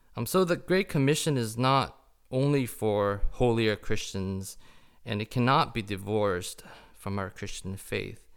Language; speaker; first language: English; early bilingual, other home language; Chinese